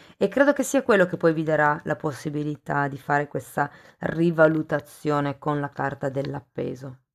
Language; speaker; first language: Italian; native; Italian